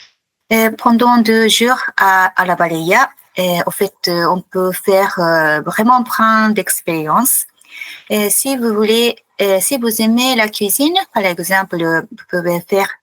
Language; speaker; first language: French; non-native, fluent; Japanese